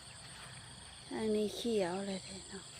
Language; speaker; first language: Thai; non-native, local second language; Lao